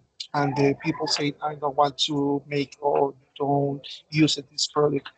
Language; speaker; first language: English; non-native, learner; Spanish